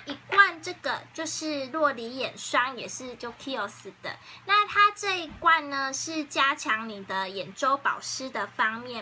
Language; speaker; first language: Chinese; native; Chinese